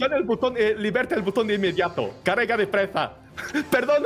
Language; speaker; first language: Spanish; non-native, learner; Portuguese